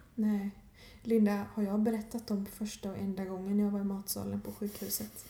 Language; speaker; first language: Swedish; early bilingual, other home language; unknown